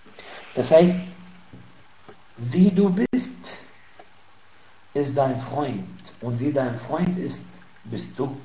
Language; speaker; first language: German; non-native, fluent; Arabic